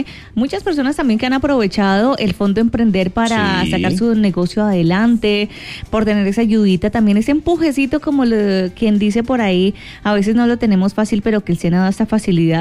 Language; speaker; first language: Spanish; native; Spanish